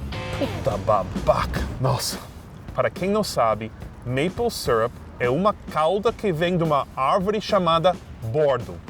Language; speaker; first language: Portuguese; non-native, fluent; English